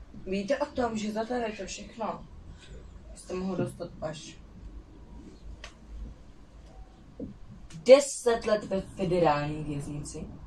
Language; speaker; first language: Czech; native; Czech